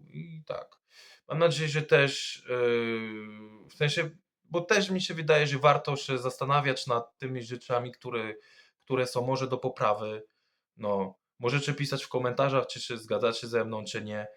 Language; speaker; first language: Polish; non-native, fluent; French